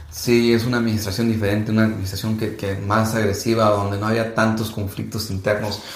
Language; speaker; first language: Spanish; early bilingual, heritage; Spanish